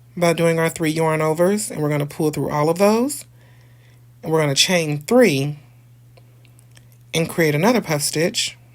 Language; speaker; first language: English; native; English